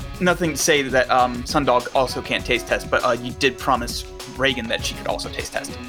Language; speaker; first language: English; native; English